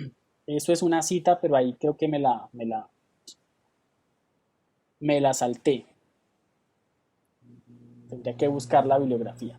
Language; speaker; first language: Spanish; native; Spanish